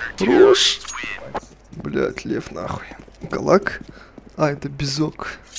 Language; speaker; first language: Russian; native; Russian